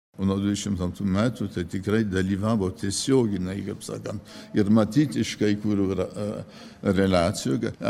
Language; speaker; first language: Lithuanian; early bilingual, heritage; Lithuanian